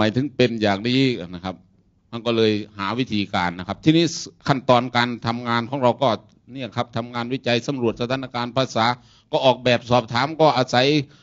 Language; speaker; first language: Thai; non-native, local second language; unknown